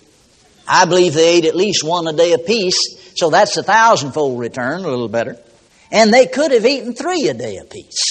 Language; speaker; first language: English; native; English